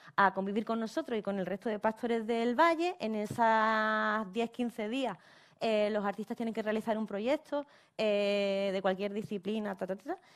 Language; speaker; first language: Spanish; native; Spanish